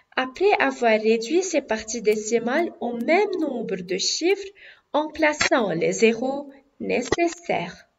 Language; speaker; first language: French; non-native, local second language; Arabic